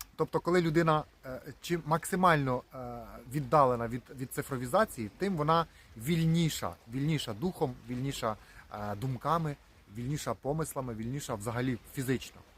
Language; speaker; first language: Ukrainian; non-native, local second language; Russian